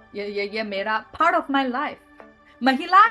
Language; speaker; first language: Hindi; non-native, learner; Chinese